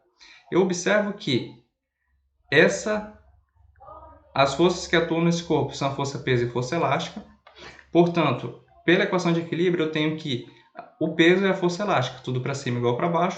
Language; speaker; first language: Portuguese; native; Portuguese